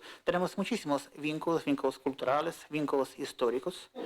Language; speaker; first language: Spanish; non-native, fluent; Russian